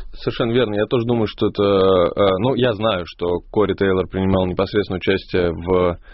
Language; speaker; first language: Russian; native; Russian